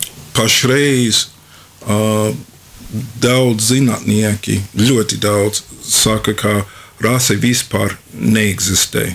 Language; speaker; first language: Latvian; non-native, fluent; English